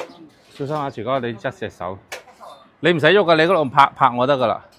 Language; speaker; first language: Cantonese; native; Cantonese